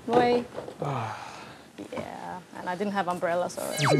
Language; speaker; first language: English; non-native, fluent; Finnish